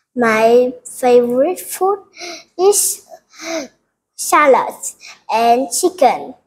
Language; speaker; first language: English; non-native, learner; Vietnamese